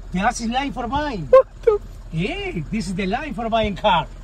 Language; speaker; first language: English; non-native, learner; Spanish